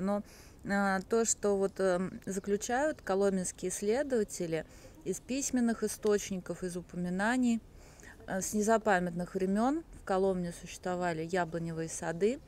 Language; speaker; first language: Russian; native; Russian